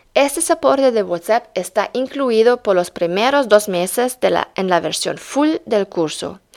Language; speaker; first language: Spanish; non-native, fluent; German